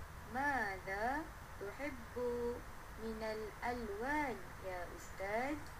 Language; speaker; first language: Arabic; non-native, learner; Malay